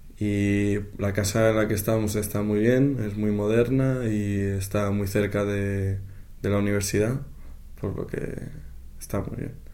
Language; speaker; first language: Spanish; native; Spanish